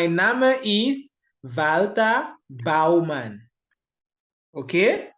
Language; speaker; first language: German; non-native, learner; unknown